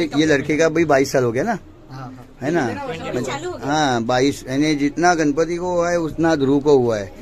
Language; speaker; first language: Hindi; non-native, local second language; Marathi